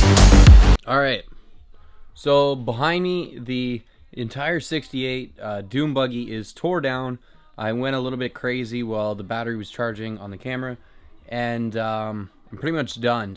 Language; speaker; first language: English; native; English